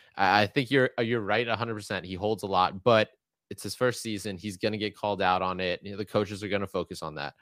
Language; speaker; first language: English; native; English